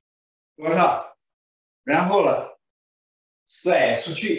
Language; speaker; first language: Chinese; native; Chinese